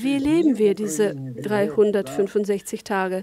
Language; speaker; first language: German; non-native, fluent; Ukrainian